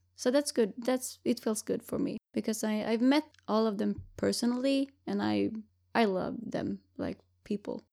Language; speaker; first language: English; non-native, fluent; Swedish